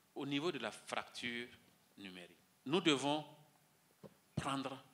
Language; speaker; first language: French; non-native, local second language; Mossi